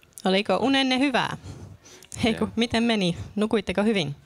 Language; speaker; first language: Finnish; native; Finnish